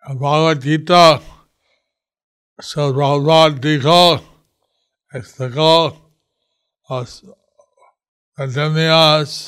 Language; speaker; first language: Spanish; non-native, learner; English